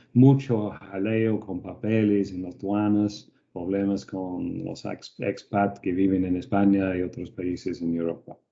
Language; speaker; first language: Spanish; non-native, fluent; English